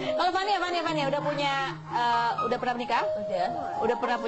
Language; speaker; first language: Indonesian; native; Indonesian